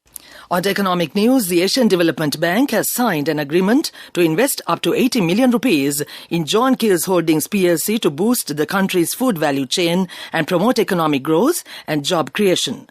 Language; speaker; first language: English; non-native, local second language; Sinhala